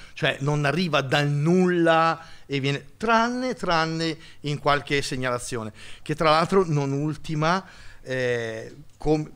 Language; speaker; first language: Italian; native; Italian